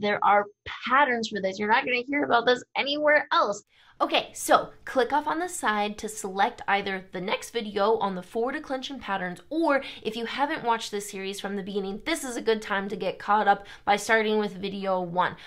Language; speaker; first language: English; native; English